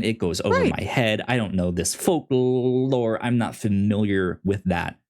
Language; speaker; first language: English; native; English